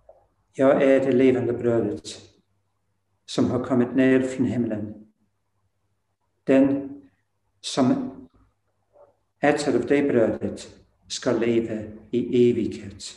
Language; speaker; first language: Swedish; non-native, fluent; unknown